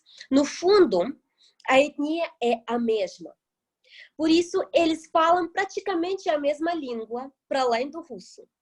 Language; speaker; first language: Portuguese; non-native, fluent; Russian